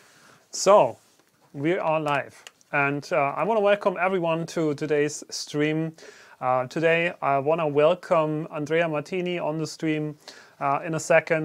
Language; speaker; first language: English; non-native, fluent; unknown